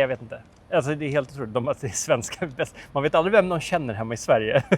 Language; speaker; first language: Swedish; native; Swedish